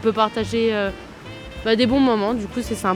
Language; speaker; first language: French; native; French